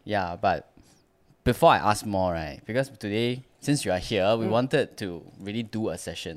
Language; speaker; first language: English; non-native, local second language; Chinese